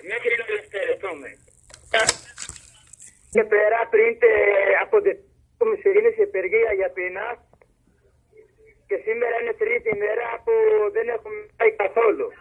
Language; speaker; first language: Greek; non-native, learner; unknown